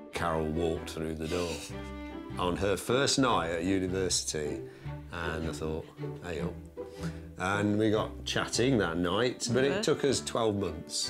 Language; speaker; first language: English; native; English